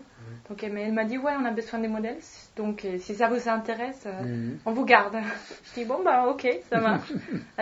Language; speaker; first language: French; non-native, fluent; Swedish